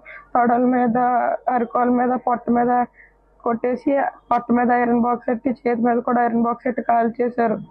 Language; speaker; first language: Telugu; native; Telugu